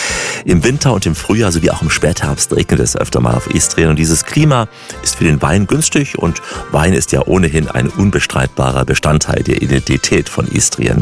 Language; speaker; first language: German; native; German